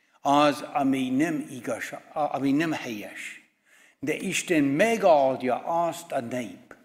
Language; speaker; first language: Hungarian; non-native, fluent; English